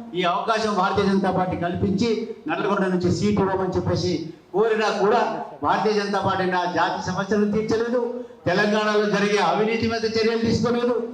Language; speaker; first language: Telugu; non-native, local second language; Lambadi